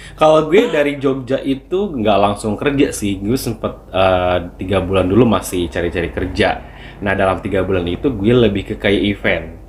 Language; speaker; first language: Indonesian; native; Indonesian